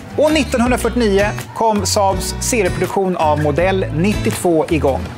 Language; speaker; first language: Swedish; native; Swedish